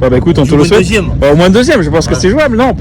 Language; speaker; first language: French; native; French